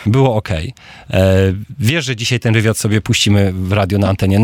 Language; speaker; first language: Polish; native; Polish